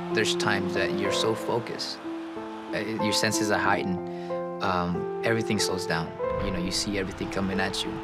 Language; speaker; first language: English; early bilingual, other home language; Cebuano